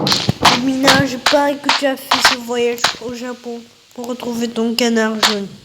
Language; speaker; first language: French; native; French